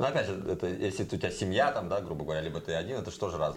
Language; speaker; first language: Russian; native; Russian